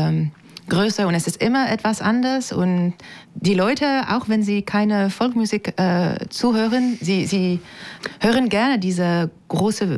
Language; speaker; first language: German; non-native, fluent; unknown